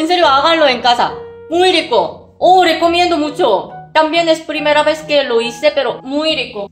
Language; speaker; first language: Spanish; non-native, fluent; Korean